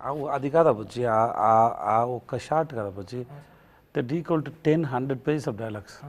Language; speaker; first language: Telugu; non-native, learner; Tamil